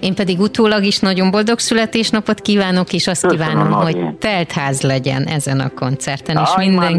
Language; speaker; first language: Hungarian; native; Hungarian